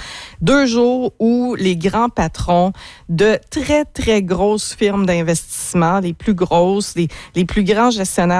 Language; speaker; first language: French; native; French